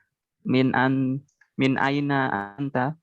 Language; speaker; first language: Arabic; non-native, learner; Indonesian